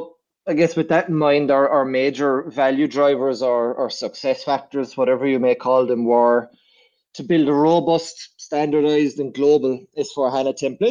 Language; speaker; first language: English; native; English